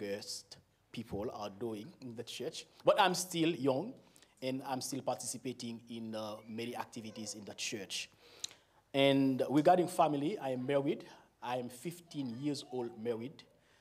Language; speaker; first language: English; non-native, fluent; Haitian Creole